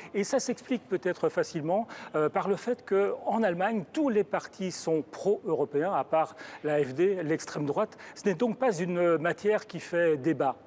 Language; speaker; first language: French; native; French